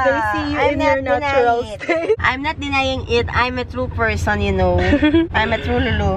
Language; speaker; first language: English; non-native, learner; Filipino